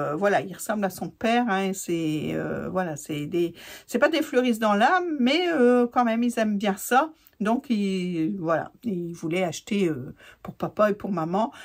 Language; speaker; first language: French; native; French